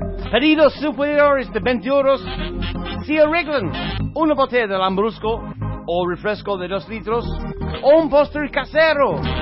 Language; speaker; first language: Spanish; non-native, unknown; English